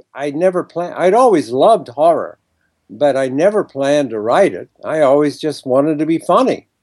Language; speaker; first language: English; native; English